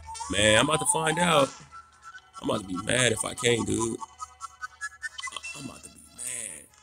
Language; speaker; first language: English; native; English